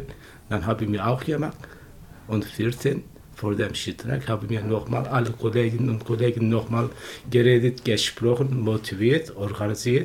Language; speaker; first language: German; non-native, learner; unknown